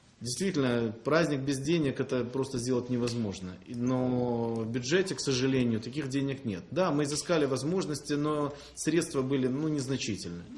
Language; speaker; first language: Russian; native; Russian